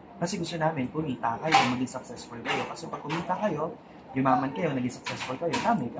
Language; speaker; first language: Filipino; native; Filipino